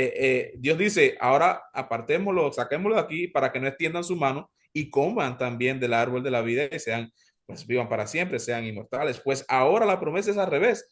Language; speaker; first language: Spanish; native; Spanish